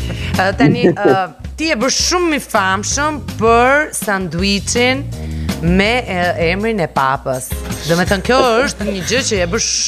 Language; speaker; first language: Albanian; native; Albanian